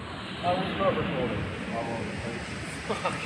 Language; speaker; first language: English; native; English